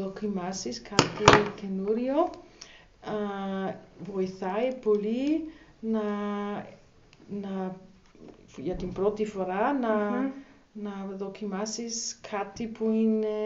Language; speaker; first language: Greek; non-native, learner; German